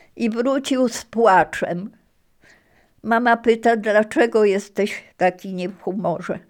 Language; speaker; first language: Polish; native; Polish